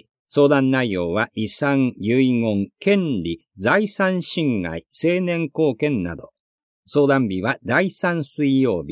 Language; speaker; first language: Japanese; native; Japanese